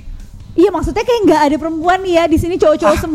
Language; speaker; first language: Indonesian; native; Indonesian